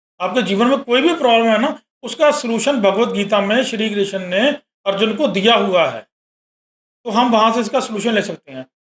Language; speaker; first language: Hindi; native; Hindi